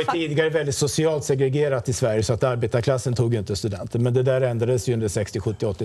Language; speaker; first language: Swedish; native; Swedish